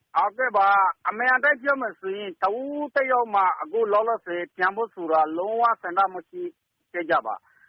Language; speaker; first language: Burmese; non-native, local second language; Rohingya